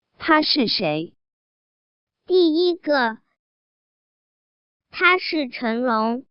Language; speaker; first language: Chinese; non-native, learner; Swahili